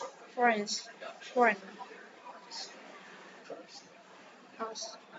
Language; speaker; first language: English; non-native, learner; Vietnamese